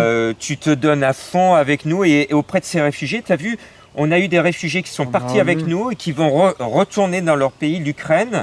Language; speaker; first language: French; native; French